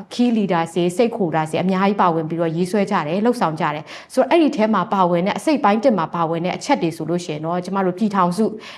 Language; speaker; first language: Burmese; non-native, local second language; Tedim Chin